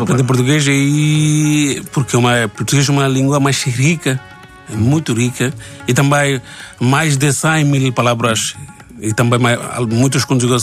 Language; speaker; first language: Portuguese; non-native, learner; Bangla